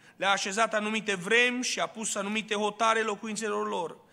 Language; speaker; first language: Romanian; early bilingual, other home language; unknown